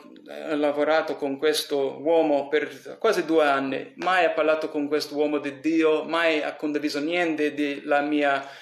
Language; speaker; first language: Italian; early bilingual, heritage; English